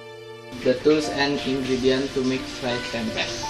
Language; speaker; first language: English; non-native, learner; Indonesian